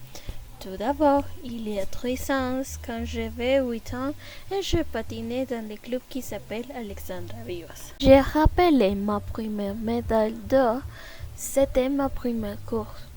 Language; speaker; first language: French; non-native, learner; Spanish